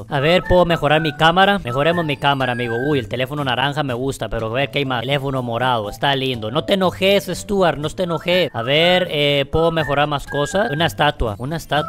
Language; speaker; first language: Spanish; native; Spanish